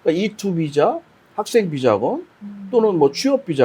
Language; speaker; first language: Korean; native; Korean